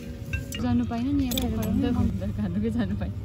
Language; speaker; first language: Nepali; native; Nepali